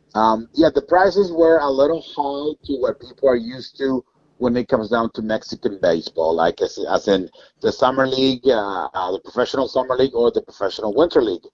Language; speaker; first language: English; non-native, fluent; Spanish